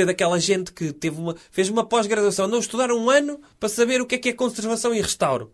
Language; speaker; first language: Portuguese; native; Portuguese